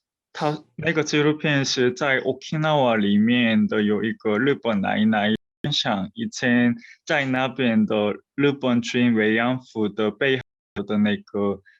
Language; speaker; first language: Chinese; non-native, fluent; Korean